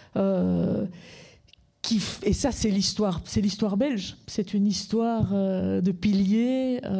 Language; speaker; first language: French; native; French